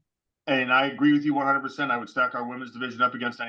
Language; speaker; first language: English; native; English